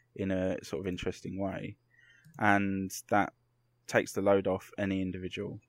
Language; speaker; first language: English; native; English